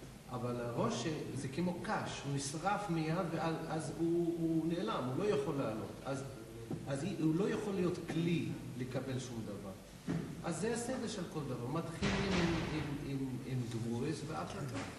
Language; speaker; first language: Hebrew; non-native, fluent; English